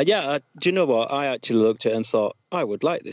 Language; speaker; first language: English; native; English